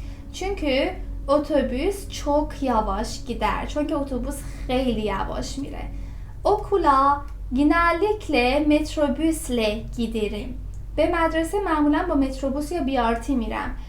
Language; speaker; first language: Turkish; non-native, fluent; Persian